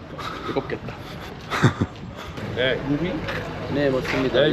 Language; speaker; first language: Korean; non-native, learner; Arabic